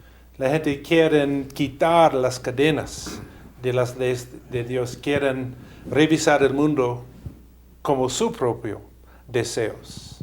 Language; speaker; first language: Spanish; non-native, fluent; English